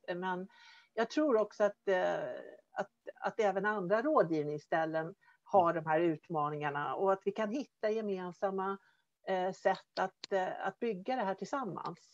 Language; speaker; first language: Swedish; native; Swedish